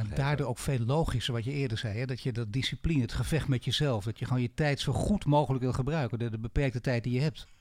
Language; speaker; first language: Dutch; native; Dutch